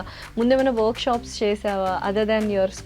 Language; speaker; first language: Telugu; native; Telugu